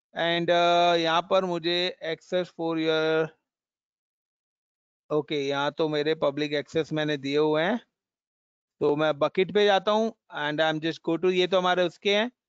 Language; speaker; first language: Hindi; native; Hindi